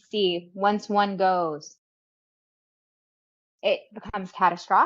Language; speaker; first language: English; native; English